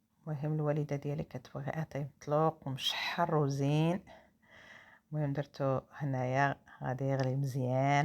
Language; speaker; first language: Arabic; native; Arabic